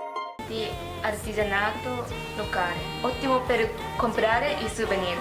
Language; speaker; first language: Italian; non-native, learner; Japanese